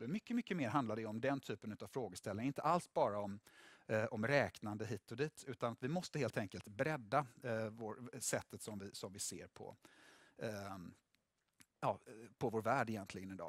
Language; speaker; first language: Swedish; native; Swedish